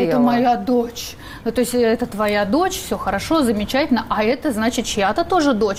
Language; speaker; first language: Russian; native; Russian